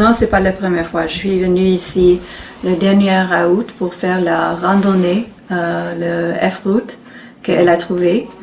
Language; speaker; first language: French; non-native, learner; English